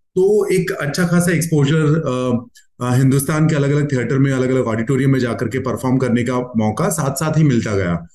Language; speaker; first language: Hindi; non-native, local second language; Gujarati